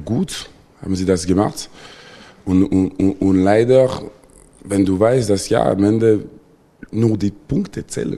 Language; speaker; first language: German; non-native, local second language; French